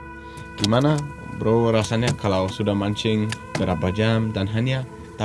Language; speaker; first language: Indonesian; non-native, learner; Danish